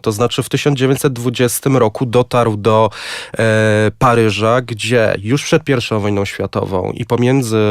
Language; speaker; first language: Polish; native; Polish